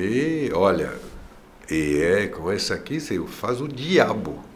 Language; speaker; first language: Portuguese; non-native, fluent; French